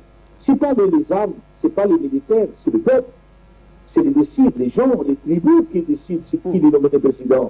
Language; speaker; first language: French; non-native, learner; Arabic